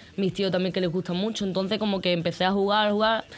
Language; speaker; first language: Spanish; native; Spanish